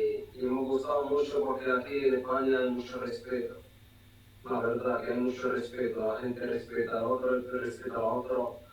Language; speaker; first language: Spanish; non-native, learner; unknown